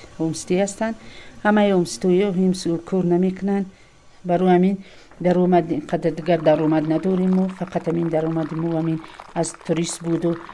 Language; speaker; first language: Tajik; non-native, local second language; Shughni